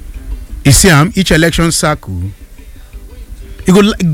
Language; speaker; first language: Nigerian Pidgin; non-native, local second language; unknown